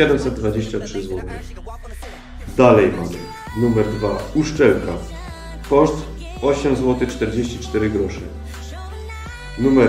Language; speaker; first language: Polish; native; Polish